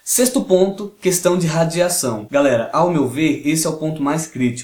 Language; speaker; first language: Portuguese; native; Portuguese